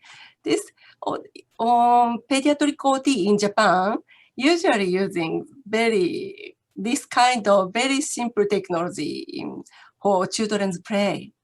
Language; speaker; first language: English; non-native, learner; Japanese